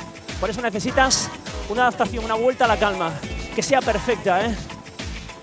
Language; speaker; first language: Spanish; native; Spanish